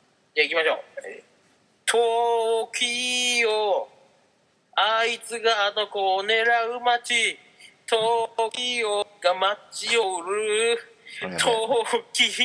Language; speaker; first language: Japanese; native; Japanese